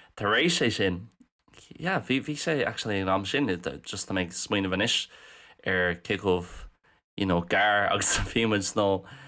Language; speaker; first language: Irish; non-native, local second language; English